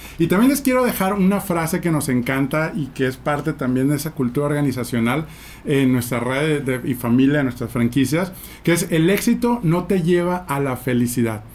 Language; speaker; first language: Spanish; native; Spanish